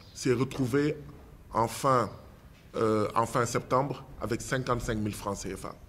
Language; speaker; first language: French; non-native, local second language; Wolof